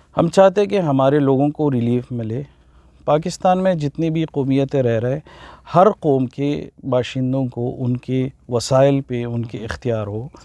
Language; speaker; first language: Urdu; non-native, local second language; Pashto